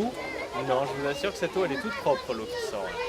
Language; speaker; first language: French; native; French